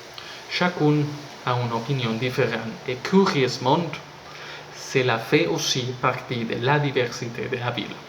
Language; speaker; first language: French; non-native, learner; Spanish